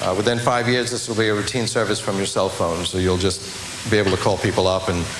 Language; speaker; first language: English; native; English